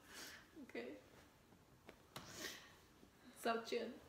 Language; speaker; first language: Chinese; non-native, learner; English